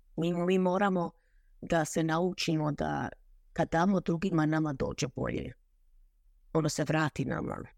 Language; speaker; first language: Croatian; early bilingual, heritage; Croatian